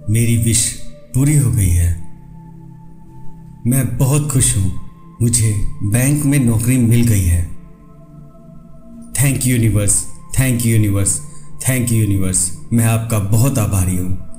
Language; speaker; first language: Hindi; native; Hindi